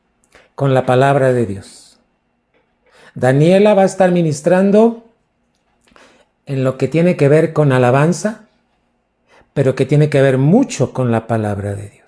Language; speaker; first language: Spanish; native; Spanish